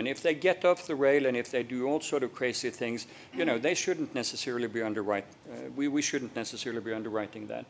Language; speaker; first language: English; non-native, fluent; Norwegian